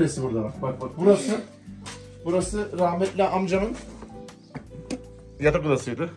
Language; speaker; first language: Turkish; native; Turkish